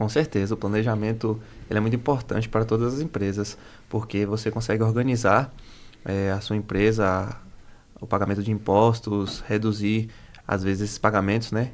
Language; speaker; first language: Portuguese; native; Portuguese